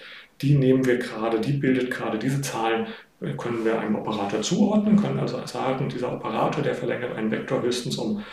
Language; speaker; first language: German; native; German